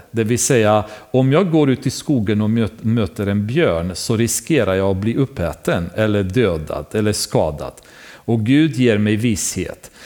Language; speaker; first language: Swedish; non-native, fluent; Romanian